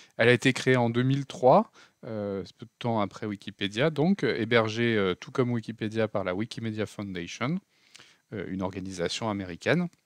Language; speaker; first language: French; native; French